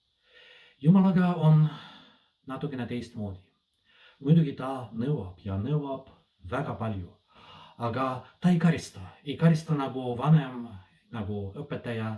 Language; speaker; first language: Estonian; non-native, fluent; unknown